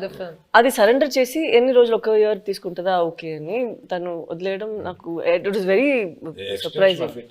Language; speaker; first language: Telugu; non-native, fluent; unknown